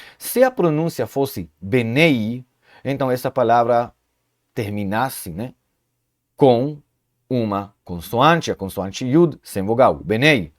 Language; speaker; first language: Portuguese; non-native, fluent; Hebrew